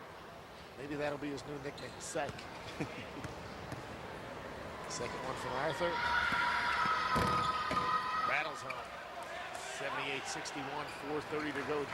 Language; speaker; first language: English; native; English